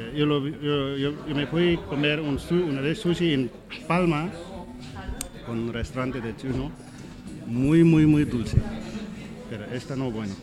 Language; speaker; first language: Spanish; non-native, learner; Nepali